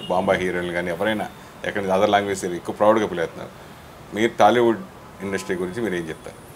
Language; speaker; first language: Telugu; native; Telugu